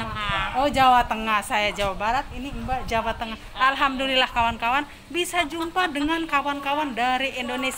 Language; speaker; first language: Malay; non-native, local second language; Sundanese